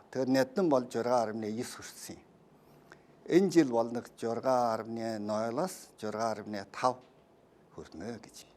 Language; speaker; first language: Mongolian; native; Mongolian